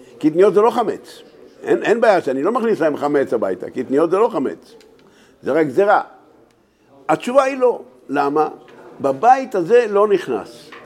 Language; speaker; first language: Hebrew; native; Hebrew